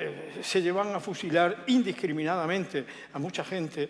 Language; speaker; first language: Spanish; native; Spanish